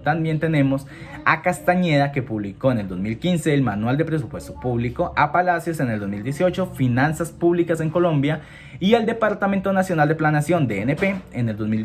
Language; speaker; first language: Spanish; native; Spanish